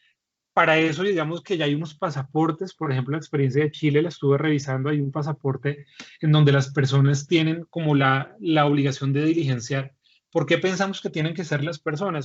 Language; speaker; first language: Spanish; native; Spanish